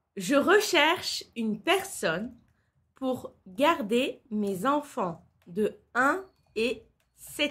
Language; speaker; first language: French; non-native, fluent; Turkish